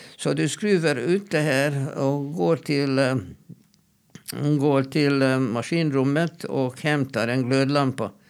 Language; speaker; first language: Swedish; non-native, fluent; Hungarian